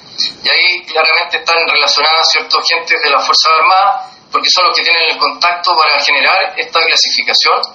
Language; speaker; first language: Spanish; native; Spanish